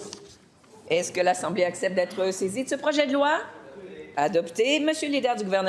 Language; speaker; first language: French; native; French